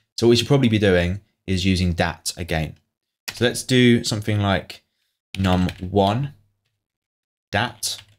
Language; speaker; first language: English; native; English